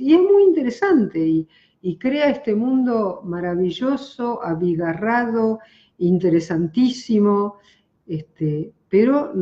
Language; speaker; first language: Spanish; native; Spanish